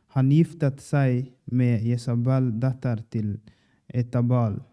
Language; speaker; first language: Norwegian; non-native, learner; Swahili